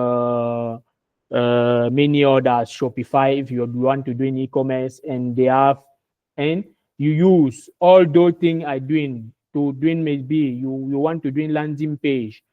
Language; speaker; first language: English; non-native, learner; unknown